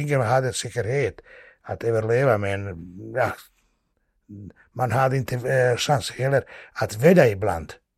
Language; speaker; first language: Swedish; non-native, fluent; Bosnian